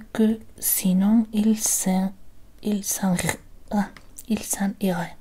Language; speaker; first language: French; non-native, learner; Spanish